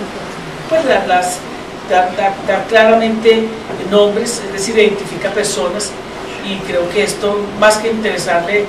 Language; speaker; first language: Spanish; native; Spanish